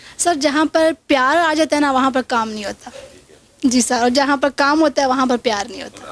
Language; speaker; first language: Urdu; non-native, local second language; Punjabi